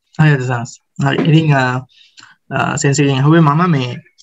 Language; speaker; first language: Japanese; non-native, fluent; Sinhala